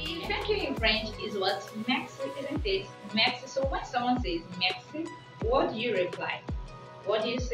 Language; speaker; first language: English; non-native, local second language; Yoruba